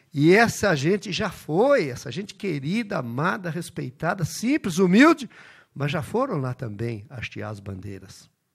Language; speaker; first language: Portuguese; early bilingual, other home language; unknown